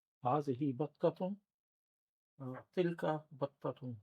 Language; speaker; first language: Arabic; non-native, learner; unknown